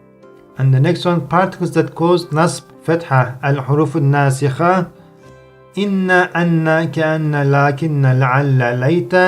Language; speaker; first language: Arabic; non-native, fluent; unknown